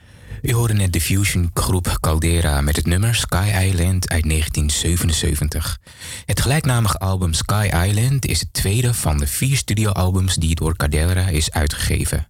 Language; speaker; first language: Dutch; native; Dutch